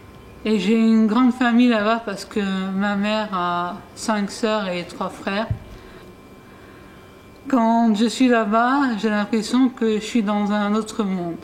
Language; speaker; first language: French; early bilingual, other home language; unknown